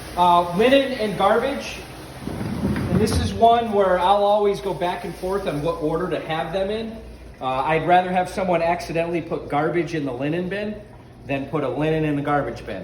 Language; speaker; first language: English; native; English